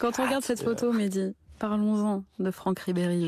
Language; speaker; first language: French; native; French